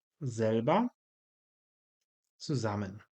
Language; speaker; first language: German; non-native, fluent; Polish